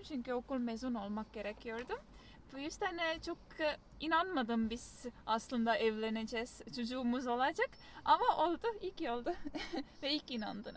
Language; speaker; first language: Turkish; non-native, fluent; Estonian